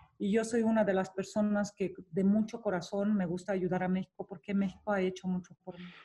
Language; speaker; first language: Spanish; non-native, fluent; Romanian